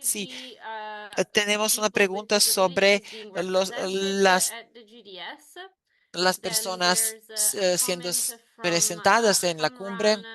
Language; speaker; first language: Spanish; non-native, fluent; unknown